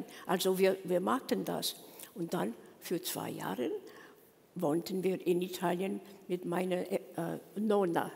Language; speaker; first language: German; non-native, learner; English